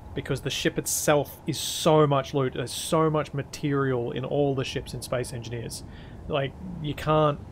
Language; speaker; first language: English; native; English